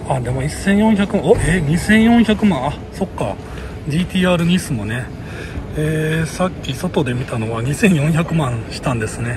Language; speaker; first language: Japanese; native; Japanese